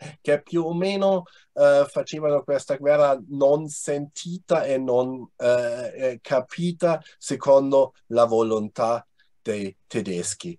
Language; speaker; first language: Italian; non-native, fluent; German